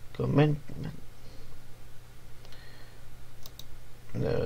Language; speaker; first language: Japanese; non-native, learner; English